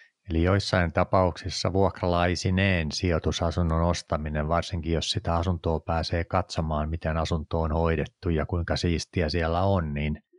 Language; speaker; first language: Finnish; native; Finnish